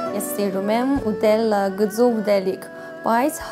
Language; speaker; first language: Armenian; non-native, learner; Chinese